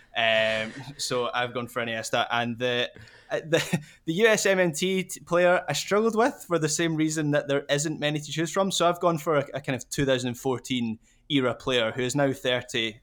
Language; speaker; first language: English; native; English